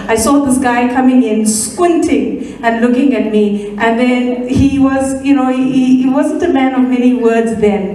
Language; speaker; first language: English; native; English